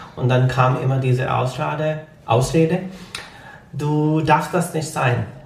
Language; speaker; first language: German; non-native, fluent; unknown